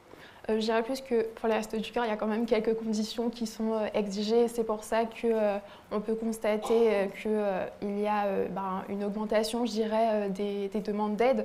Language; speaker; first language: French; native; French